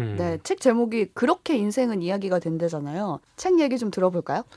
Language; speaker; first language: Korean; native; Korean